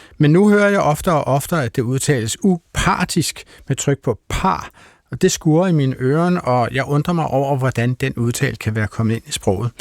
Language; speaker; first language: Danish; native; Danish